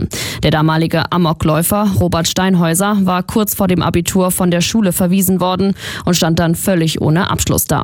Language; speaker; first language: German; native; German